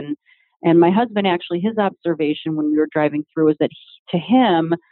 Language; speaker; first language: English; native; English